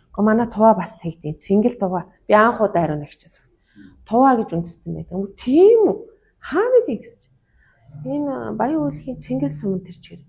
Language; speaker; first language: Mongolian; non-native, local second language; Kazakh